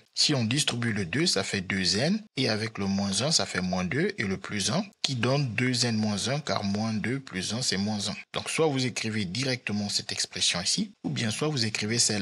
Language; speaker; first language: French; native; French